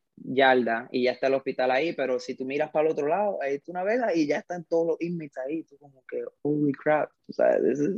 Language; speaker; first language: Spanish; native; Spanish